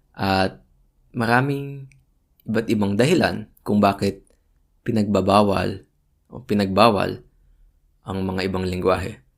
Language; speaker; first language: Filipino; native; Filipino